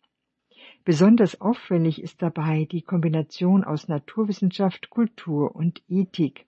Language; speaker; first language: German; native; German